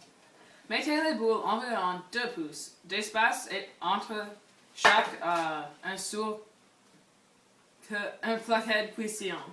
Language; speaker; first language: French; non-native, learner; English